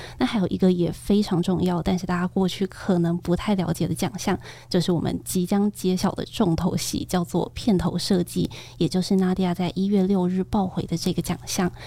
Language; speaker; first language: Chinese; native; Chinese